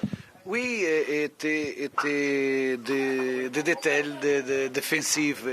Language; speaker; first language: French; non-native, fluent; Portuguese